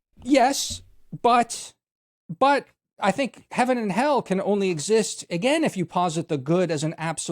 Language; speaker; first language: English; native; English